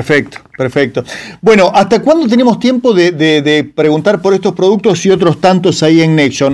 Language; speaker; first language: Spanish; native; Spanish